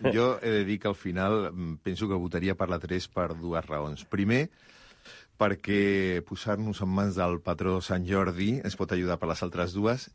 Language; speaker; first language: Catalan; native; Catalan